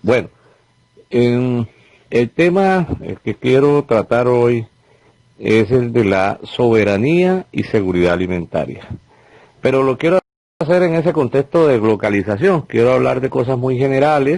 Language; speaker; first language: Spanish; native; Spanish